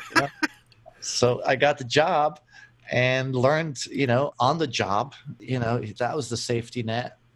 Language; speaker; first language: English; native; English